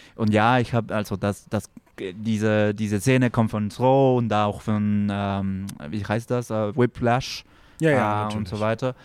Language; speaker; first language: German; non-native, fluent; Spanish